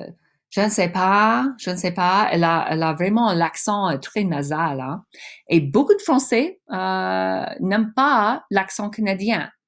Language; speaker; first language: French; non-native, fluent; English